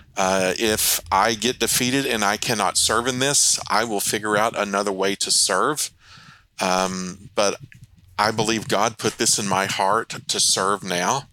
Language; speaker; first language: English; native; English